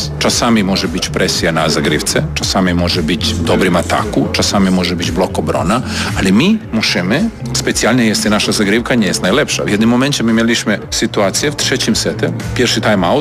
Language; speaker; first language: Polish; non-native, learner; Serbian